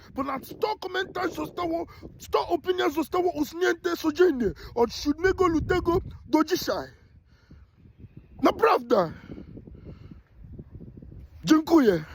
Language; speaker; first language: Polish; non-native, learner; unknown